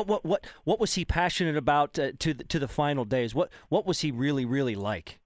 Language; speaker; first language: English; native; English